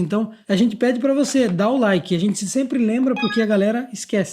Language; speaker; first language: Portuguese; native; Portuguese